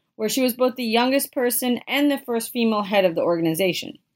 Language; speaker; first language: English; native; English